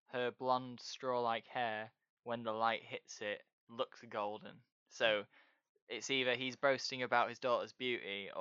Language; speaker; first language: English; native; English